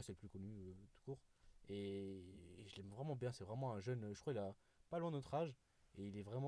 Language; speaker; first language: French; native; French